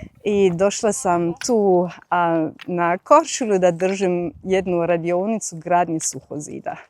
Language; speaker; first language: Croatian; non-native, fluent; German